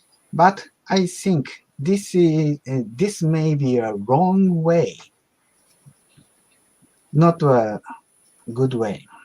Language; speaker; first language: English; non-native, learner; Japanese